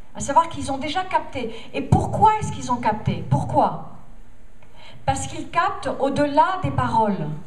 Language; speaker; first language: French; non-native, fluent; English